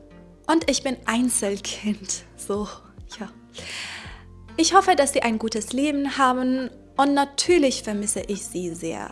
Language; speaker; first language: German; non-native, fluent; Persian